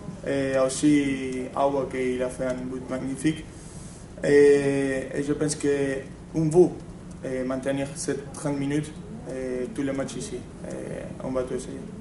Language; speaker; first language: French; non-native, fluent; Spanish